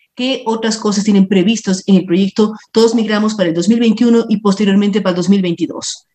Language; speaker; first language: Spanish; native; Spanish